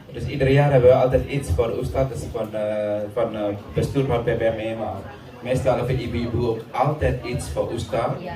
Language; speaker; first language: Dutch; non-native, fluent; Indonesian